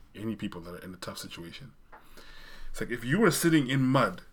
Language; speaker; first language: English; non-native, local second language; Shona